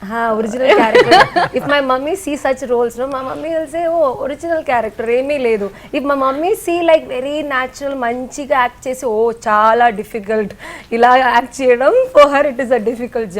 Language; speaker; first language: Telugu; non-native, learner; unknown